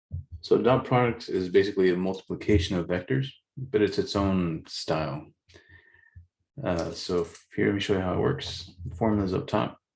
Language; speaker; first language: English; native; English